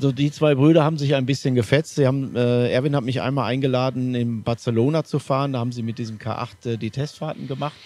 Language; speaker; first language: German; native; German